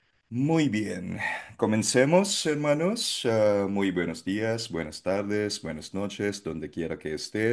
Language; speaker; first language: Spanish; non-native, fluent; Filipino